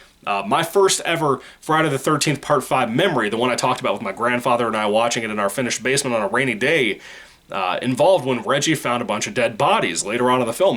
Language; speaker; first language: English; native; English